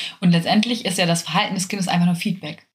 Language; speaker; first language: German; native; German